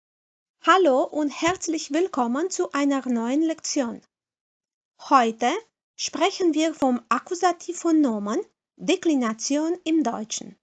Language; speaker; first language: German; non-native, fluent; Romanian